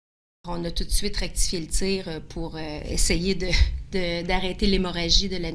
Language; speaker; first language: French; native; French